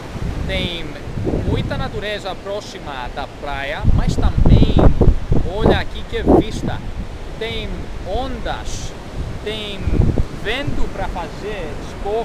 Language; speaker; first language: Portuguese; non-native, learner; Greek